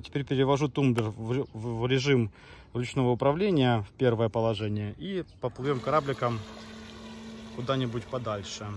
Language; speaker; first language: Russian; native; Russian